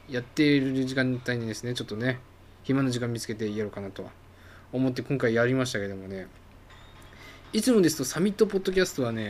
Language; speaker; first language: Japanese; native; Japanese